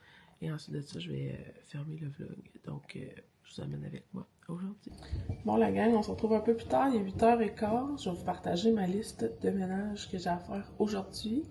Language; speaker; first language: French; native; French